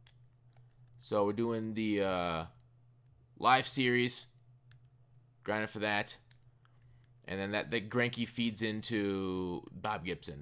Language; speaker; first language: English; native; English